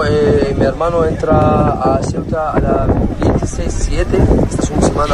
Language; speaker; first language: Spanish; non-native, learner; Arabic